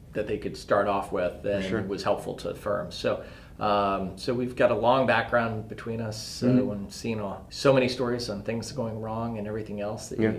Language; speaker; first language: English; native; English